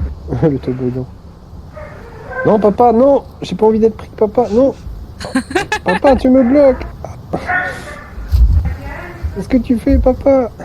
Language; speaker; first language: French; native; French